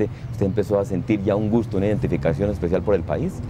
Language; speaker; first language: Spanish; native; Spanish